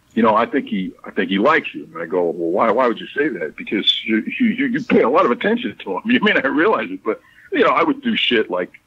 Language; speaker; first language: English; native; English